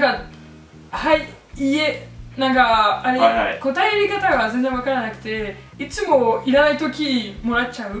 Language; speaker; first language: Japanese; non-native, learner; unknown